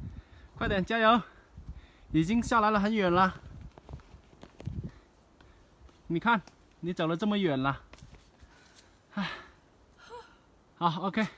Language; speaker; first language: Chinese; non-native, fluent; Indonesian